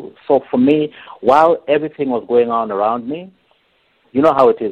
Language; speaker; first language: English; non-native, local second language; Shona